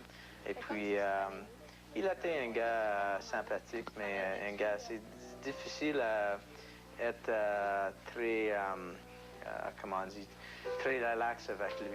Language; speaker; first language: French; non-native, local second language; English